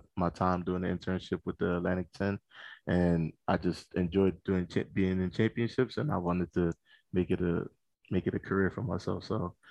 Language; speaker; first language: English; native; English